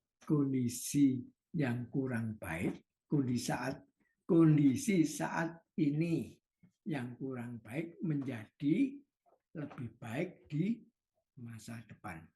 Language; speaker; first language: Indonesian; native; Indonesian